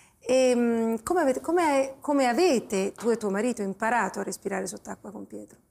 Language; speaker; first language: Italian; native; Italian